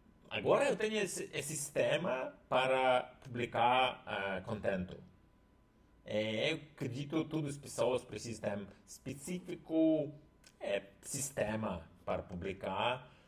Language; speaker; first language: Portuguese; non-native, learner; Russian